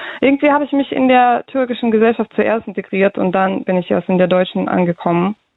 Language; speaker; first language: German; early bilingual, other home language; Russian